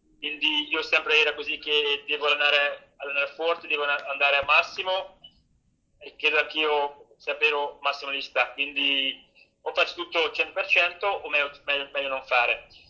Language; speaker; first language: Italian; non-native, learner; Hungarian